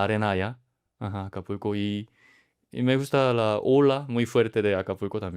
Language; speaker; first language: Spanish; non-native, learner; Korean